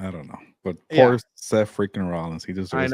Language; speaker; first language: English; native; English